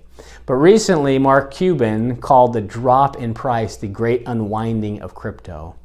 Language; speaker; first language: English; native; English